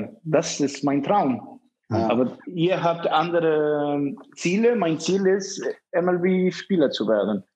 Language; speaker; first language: German; non-native, fluent; Spanish